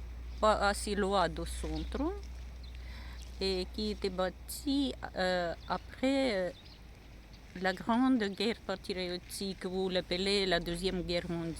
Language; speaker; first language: French; non-native, learner; Russian